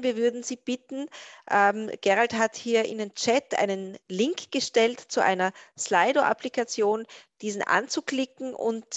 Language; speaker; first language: German; native; German